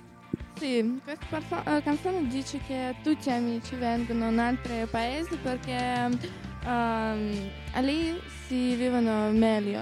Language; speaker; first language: Italian; non-native, learner; Russian